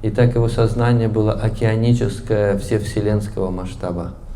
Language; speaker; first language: Russian; native; Russian